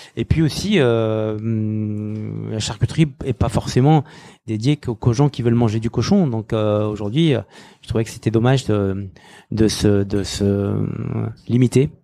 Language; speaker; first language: French; native; French